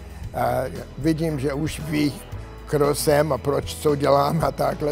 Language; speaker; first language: Czech; non-native, learner; English